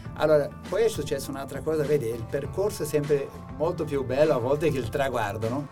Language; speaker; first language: Italian; non-native, fluent; Portuguese